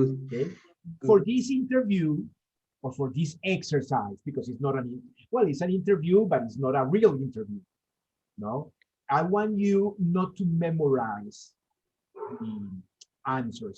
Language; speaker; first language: English; non-native, fluent; Spanish